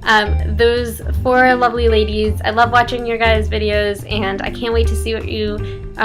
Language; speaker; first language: English; native; English